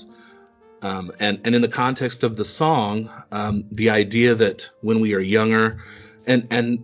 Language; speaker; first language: English; native; English